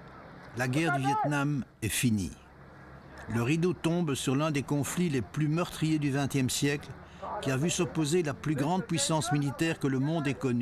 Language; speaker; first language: French; native; French